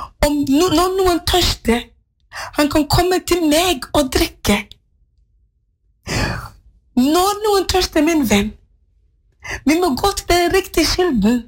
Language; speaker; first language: Swedish; non-native, learner; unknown